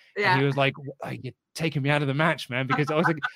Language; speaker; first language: English; native; English